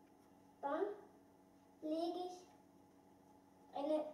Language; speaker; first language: German; early bilingual, other home language; Russian